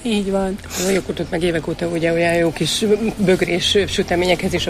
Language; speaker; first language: Hungarian; native; Hungarian